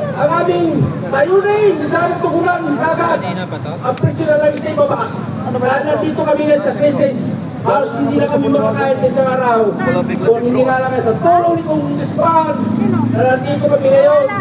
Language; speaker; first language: Filipino; native; Filipino